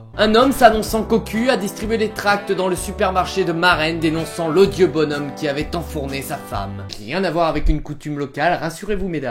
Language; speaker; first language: French; native; French